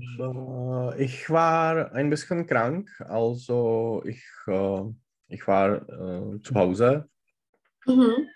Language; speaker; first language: German; non-native, learner; Czech